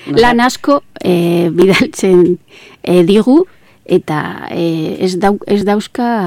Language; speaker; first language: Basque; non-native, local second language; Spanish